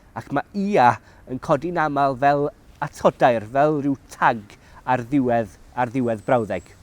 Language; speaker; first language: Welsh; native; Welsh